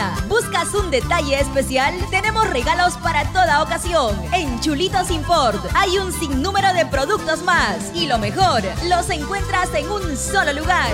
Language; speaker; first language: Spanish; native; Spanish